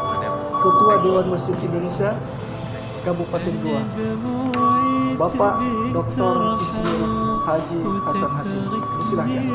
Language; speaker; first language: Indonesian; native; Indonesian